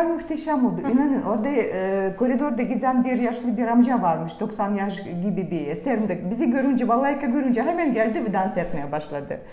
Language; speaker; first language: Turkish; non-native, fluent; Russian